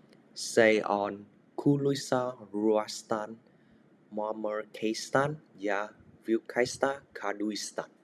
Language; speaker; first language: Finnish; non-native, learner; Vietnamese